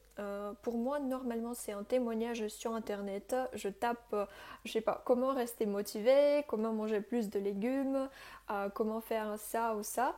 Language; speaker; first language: French; non-native, fluent; Russian